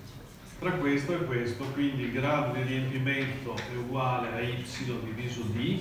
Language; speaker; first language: Italian; native; Italian